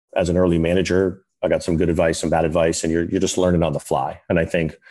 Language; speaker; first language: English; native; English